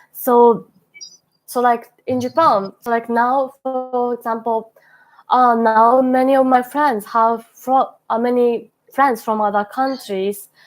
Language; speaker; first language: English; non-native, learner; Japanese